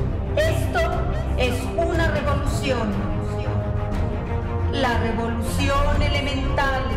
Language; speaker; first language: Spanish; native; Spanish